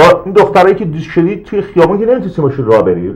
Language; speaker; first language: Persian; native; Persian